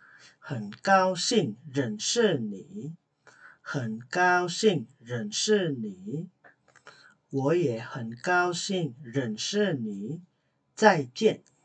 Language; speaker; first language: Chinese; non-native, fluent; Indonesian